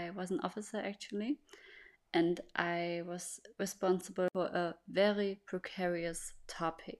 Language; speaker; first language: English; non-native, fluent; German